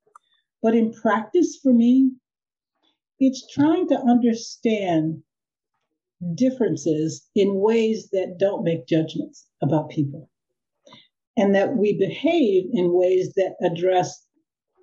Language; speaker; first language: English; native; English